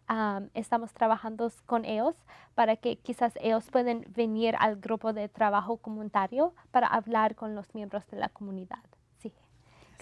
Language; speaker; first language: Spanish; non-native, fluent; English